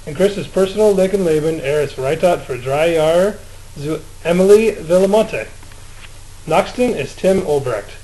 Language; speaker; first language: German; non-native, learner; English